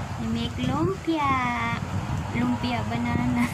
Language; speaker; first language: English; non-native, learner; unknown